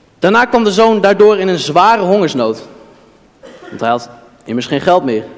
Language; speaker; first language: Dutch; native; Dutch